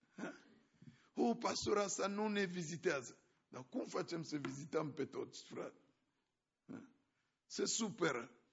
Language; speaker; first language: Romanian; non-native, fluent; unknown